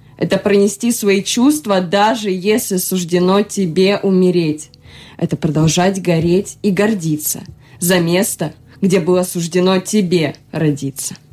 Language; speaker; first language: Russian; native; Russian